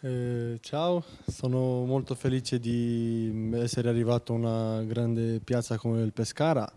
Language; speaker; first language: Italian; non-native, fluent; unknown